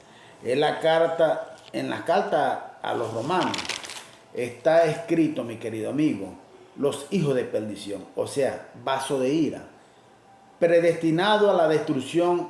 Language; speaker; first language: Spanish; native; Spanish